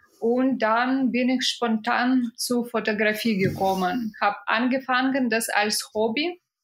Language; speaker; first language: German; non-native, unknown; Russian